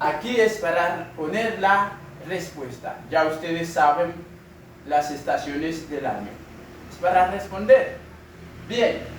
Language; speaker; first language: Spanish; non-native, fluent; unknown